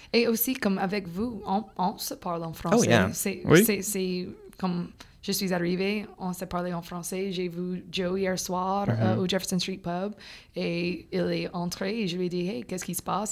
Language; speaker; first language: French; non-native, fluent; English